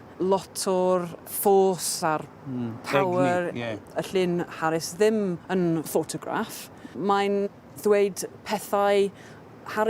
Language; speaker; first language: Welsh; non-native, local second language; English